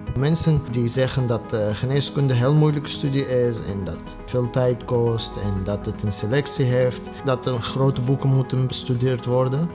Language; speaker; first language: Dutch; non-native, fluent; Arabic